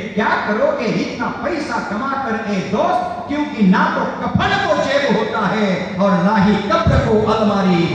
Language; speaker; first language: Hindi; non-native, local second language; Marathi